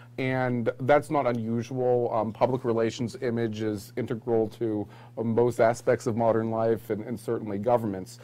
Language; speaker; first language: English; native; English